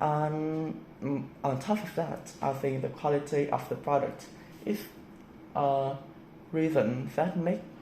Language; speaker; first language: English; non-native, learner; Vietnamese